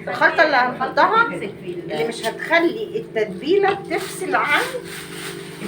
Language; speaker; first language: Arabic; native; Arabic